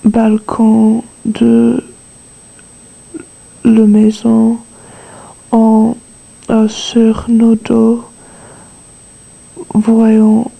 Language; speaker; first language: French; non-native, learner; English